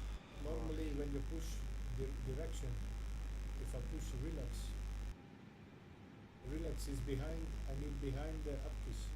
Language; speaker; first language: English; non-native, learner; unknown